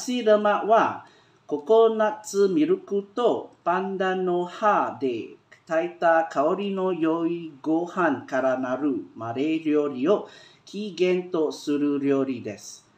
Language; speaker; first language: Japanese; non-native, learner; Malay